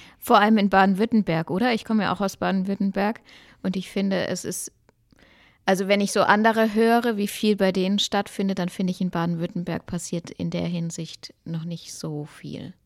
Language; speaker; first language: German; native; German